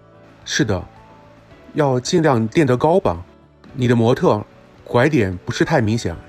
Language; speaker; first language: Chinese; native; Chinese